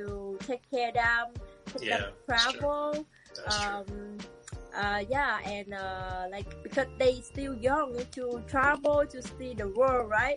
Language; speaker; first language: English; non-native, learner; Vietnamese